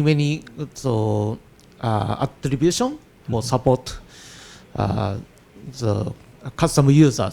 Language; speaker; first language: English; non-native, learner; Japanese